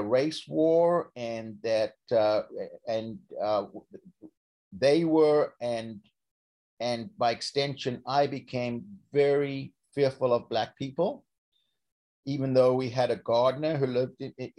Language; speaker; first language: English; native; English